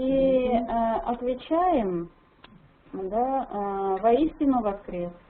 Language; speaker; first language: Russian; native; Russian